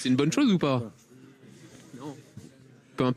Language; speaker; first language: French; native; French